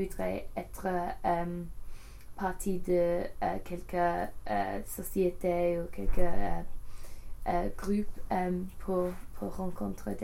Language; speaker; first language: French; non-native, learner; English